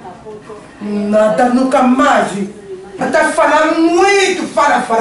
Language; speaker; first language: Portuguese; non-native, learner; Lingala